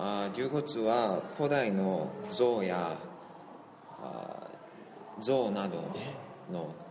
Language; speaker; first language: Japanese; non-native, learner; Chinese